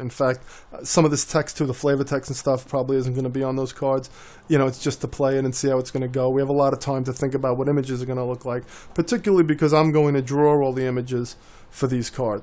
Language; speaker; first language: English; native; English